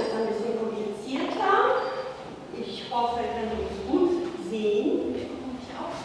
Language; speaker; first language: German; non-native, fluent; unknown